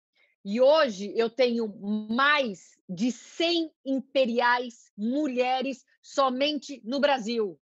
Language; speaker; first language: Spanish; non-native, learner; Portuguese